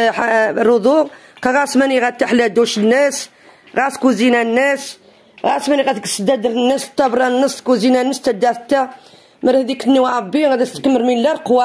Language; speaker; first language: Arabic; non-native, local second language; Riffian